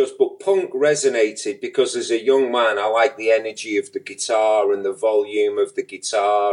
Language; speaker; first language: English; native; English